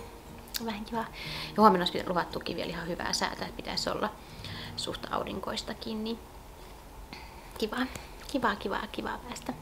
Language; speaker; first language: Finnish; native; Finnish